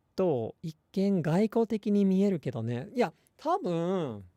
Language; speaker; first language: Japanese; non-native, fluent; English